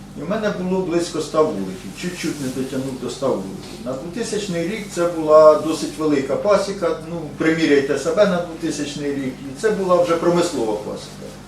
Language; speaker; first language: Ukrainian; native; Ukrainian